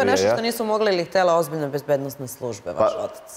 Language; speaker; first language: Serbian; native; Serbian